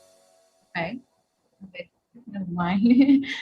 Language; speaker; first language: English; non-native, fluent; Vietnamese